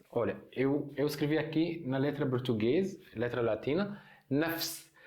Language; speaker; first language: Portuguese; non-native, fluent; Arabic